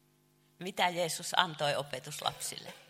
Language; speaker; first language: Finnish; non-native, fluent; Chinese